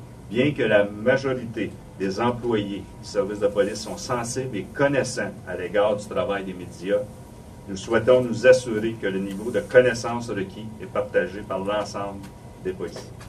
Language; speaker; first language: French; native; French